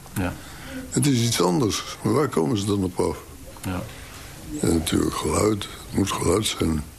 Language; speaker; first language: Dutch; native; Dutch